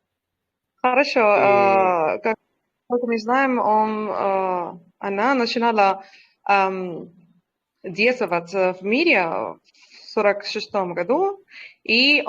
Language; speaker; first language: Russian; non-native, learner; Spanish